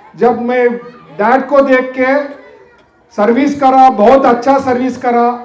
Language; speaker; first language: Hindi; non-native, local second language; Telugu